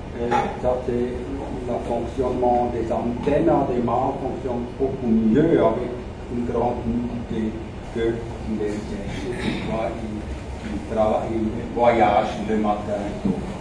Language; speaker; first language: French; non-native, fluent; German